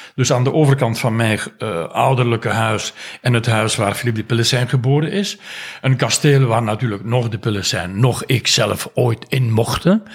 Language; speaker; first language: Dutch; native; Dutch